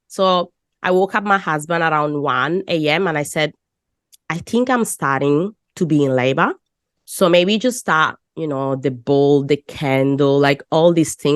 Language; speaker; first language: English; non-native, fluent; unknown